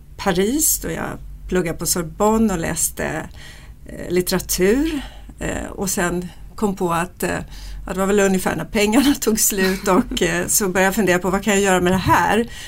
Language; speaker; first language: Swedish; native; Swedish